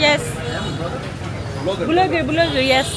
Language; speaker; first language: English; non-native, learner; Turkish